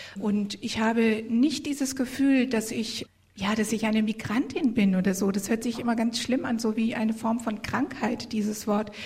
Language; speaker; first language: German; early bilingual, other home language; Croatian